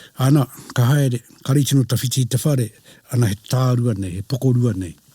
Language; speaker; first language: Māori; native; Māori